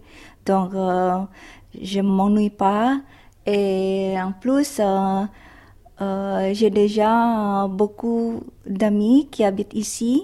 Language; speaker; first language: French; non-native, learner; Indonesian